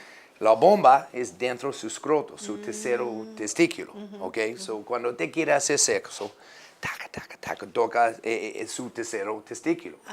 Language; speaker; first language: Spanish; non-native, learner; English